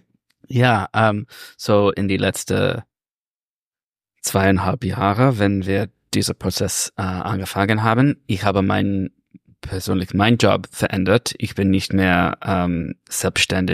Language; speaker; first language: German; non-native, learner; English